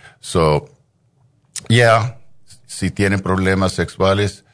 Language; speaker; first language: Spanish; early bilingual, heritage; Spanish